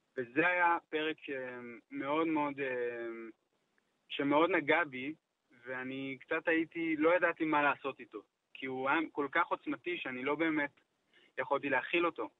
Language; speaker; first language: Hebrew; native; Hebrew